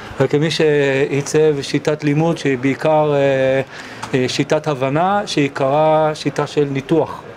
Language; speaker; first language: Hebrew; early bilingual, other home language; English